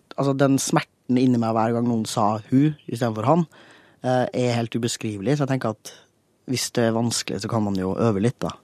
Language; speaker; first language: Norwegian; native; Norwegian